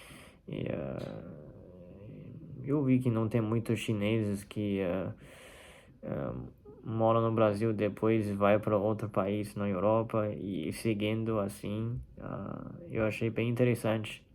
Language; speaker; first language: Portuguese; non-native, fluent; Chinese